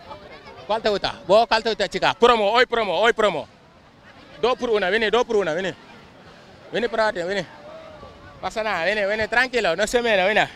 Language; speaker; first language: Spanish; non-native, learner; Wolof